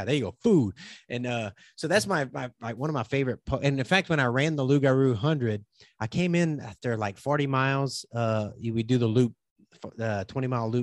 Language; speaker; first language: English; native; English